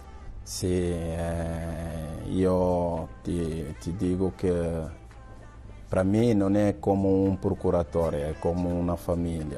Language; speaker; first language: Italian; non-native, learner; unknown